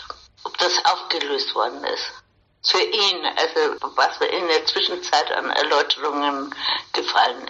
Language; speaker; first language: German; native; German